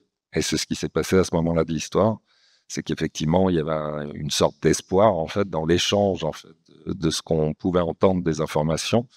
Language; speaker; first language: French; native; French